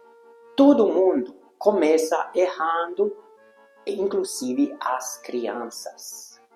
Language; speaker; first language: Portuguese; non-native, fluent; Hungarian